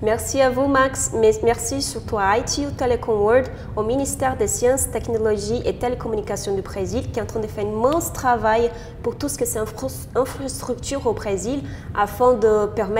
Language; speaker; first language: French; non-native, fluent; Portuguese